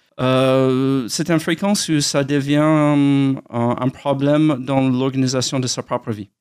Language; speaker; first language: French; non-native, fluent; English